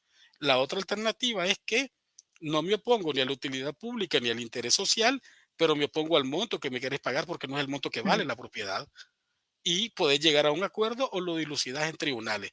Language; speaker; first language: Spanish; native; Spanish